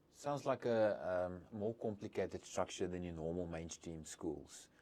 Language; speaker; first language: English; non-native, local second language; Afrikaans